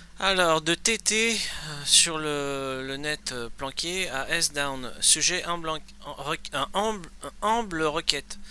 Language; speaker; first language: French; native; French